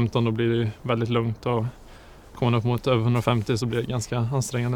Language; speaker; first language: Swedish; native; Swedish